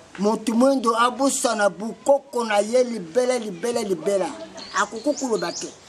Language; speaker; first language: Lingala; non-native, local second language; Kongo